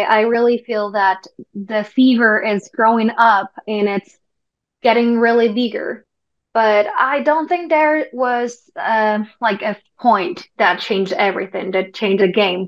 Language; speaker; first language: English; non-native, fluent; Korean